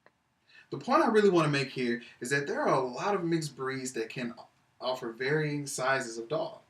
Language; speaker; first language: English; native; English